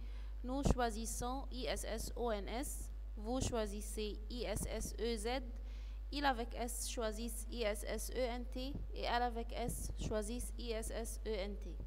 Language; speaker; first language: French; non-native, fluent; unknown